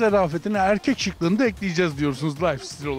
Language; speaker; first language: Turkish; native; Turkish